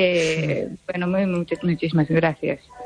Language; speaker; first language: Spanish; non-native, fluent; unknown